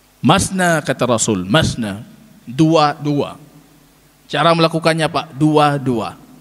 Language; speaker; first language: Malay; non-native, local second language; Achinese